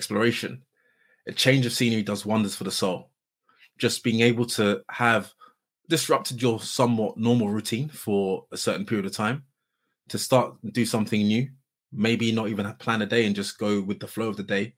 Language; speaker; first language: English; native; English